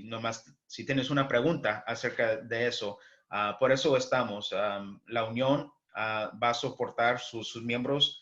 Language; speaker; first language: Spanish; early bilingual, heritage; English